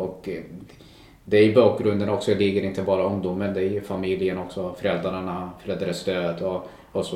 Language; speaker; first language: Swedish; non-native, local second language; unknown